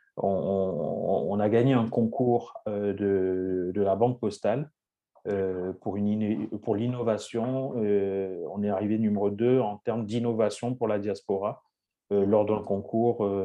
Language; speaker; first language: French; native; French